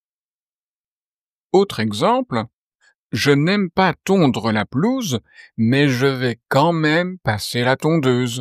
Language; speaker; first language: French; native; French